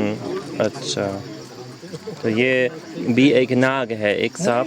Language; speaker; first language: Hindi; non-native, learner; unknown